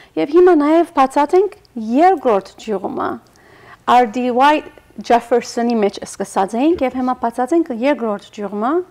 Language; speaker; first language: Armenian; early bilingual, heritage; Armenian